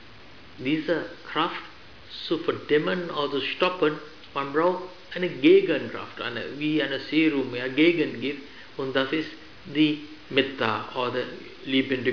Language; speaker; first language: German; non-native, fluent; Sinhala